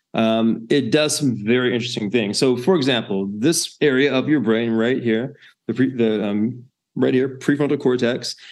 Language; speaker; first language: English; native; English